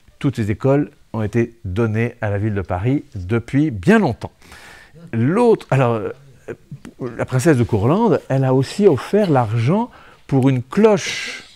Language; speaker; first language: French; native; French